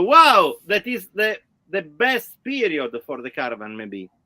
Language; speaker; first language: English; non-native, learner; Italian